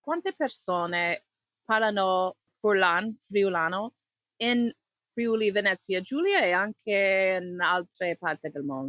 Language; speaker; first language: Italian; non-native, learner; English